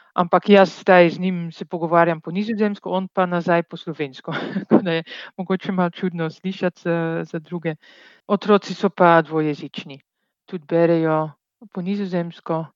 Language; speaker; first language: Slovenian; non-native, fluent; Dutch